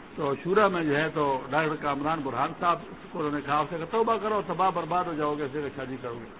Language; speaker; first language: Urdu; non-native, local second language; Pashto